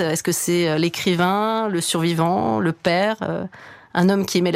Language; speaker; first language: French; native; French